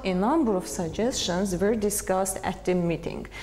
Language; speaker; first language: English; non-native, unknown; Azerbaijani